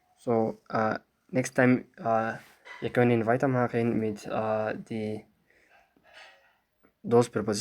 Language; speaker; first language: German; non-native, fluent; Somali